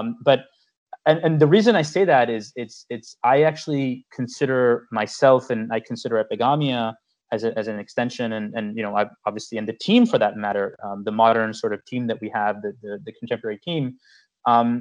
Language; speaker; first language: English; native; English